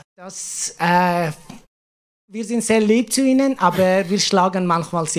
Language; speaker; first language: German; non-native, learner; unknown